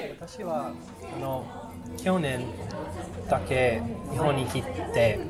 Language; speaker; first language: Japanese; non-native, learner; English